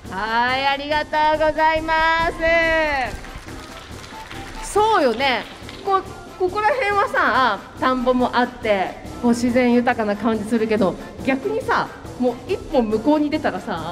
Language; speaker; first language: Japanese; native; Japanese